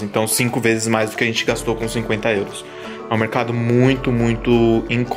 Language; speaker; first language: Portuguese; native; Portuguese